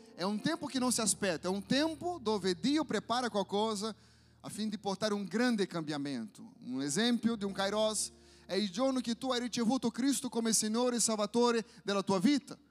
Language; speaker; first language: Italian; non-native, fluent; Portuguese